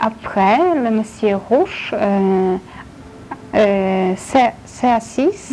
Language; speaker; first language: French; non-native, learner; Polish